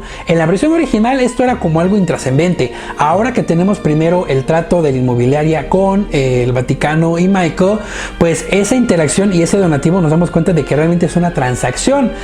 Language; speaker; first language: Spanish; native; Spanish